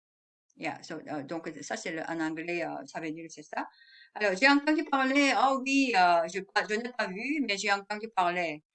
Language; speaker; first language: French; non-native, fluent; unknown